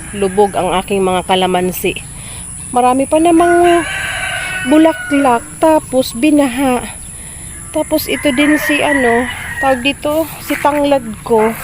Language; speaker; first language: Filipino; non-native, local second language; Bikol